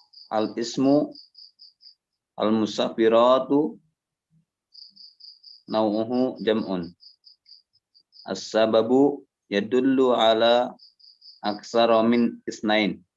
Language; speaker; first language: Arabic; non-native, learner; Indonesian